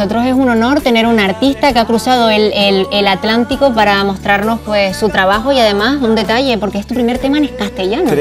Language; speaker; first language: Spanish; native; Spanish